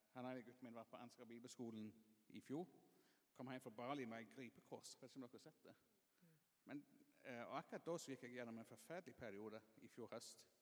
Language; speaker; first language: Norwegian; non-native, fluent; English